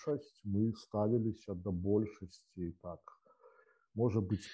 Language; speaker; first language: Polish; non-native, learner; Belarusian